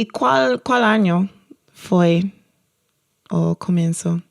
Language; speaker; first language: Portuguese; non-native, learner; English